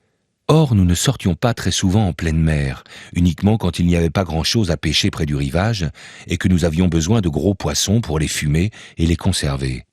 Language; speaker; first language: French; native; French